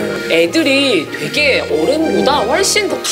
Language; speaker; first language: Korean; native; Korean